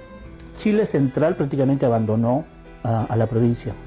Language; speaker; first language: Spanish; native; Spanish